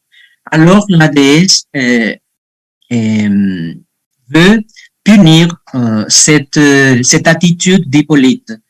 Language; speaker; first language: French; non-native, fluent; Spanish